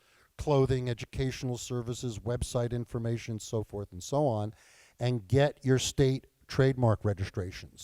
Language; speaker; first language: English; native; English